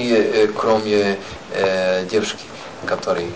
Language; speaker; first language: Russian; non-native, learner; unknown